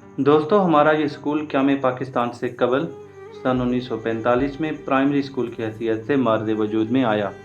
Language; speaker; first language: Urdu; non-native, local second language; Punjabi